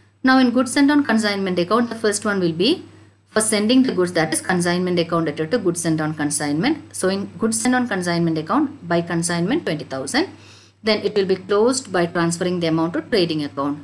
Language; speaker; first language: English; non-native, local second language; Malayalam